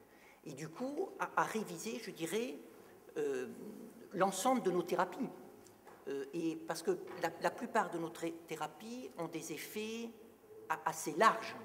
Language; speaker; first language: French; native; French